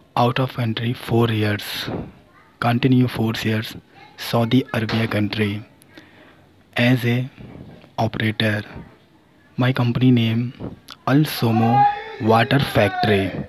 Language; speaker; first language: English; non-native, local second language; Hindi